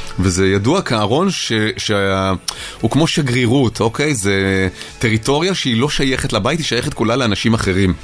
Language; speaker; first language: Hebrew; native; Hebrew